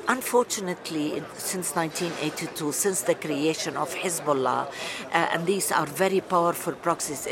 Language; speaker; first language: English; non-native, fluent; Arabic